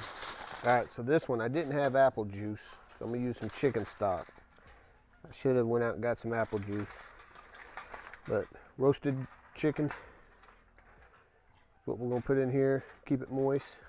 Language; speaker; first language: English; native; English